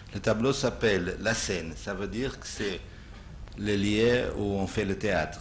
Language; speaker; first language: French; non-native, fluent; Portuguese